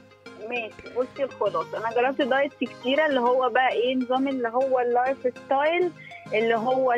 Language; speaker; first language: Arabic; native; Arabic